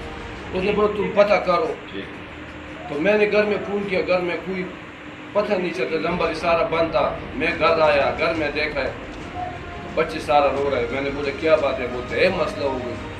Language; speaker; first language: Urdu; non-native, local second language; Pashto